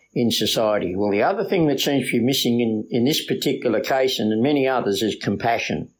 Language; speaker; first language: English; native; English